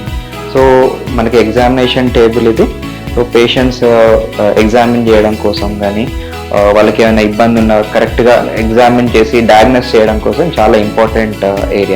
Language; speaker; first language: Telugu; native; Telugu